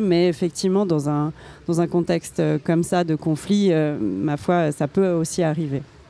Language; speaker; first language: French; native; French